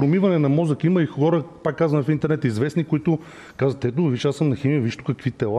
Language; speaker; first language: Bulgarian; native; Bulgarian